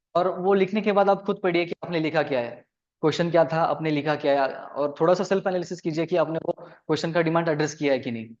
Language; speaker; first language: Hindi; non-native, local second language; Marathi